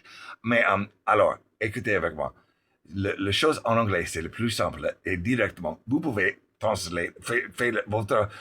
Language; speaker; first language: French; non-native, learner; English